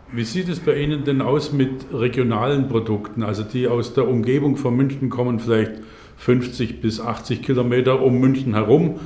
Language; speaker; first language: German; native; German